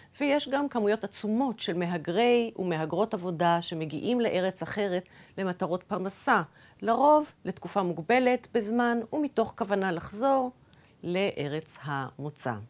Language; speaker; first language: Hebrew; early bilingual, other home language; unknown